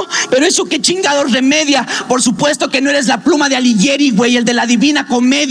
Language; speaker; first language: Spanish; native; Spanish